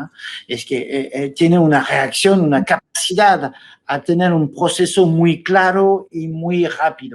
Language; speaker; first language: Spanish; non-native, fluent; French